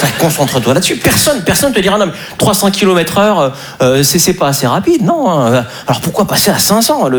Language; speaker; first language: French; native; French